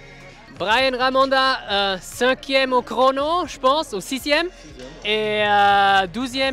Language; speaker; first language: French; non-native, local second language; German